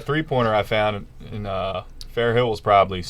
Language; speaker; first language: English; native; English